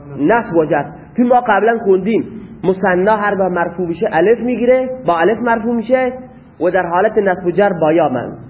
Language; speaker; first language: Persian; non-native, local second language; Baluchi